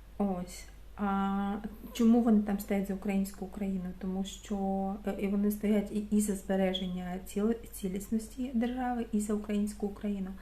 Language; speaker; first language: Ukrainian; non-native, local second language; Russian